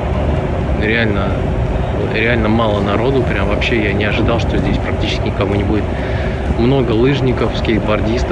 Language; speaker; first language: Russian; native; Russian